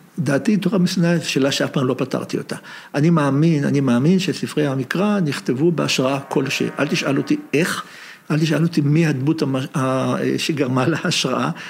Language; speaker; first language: Hebrew; native; Hebrew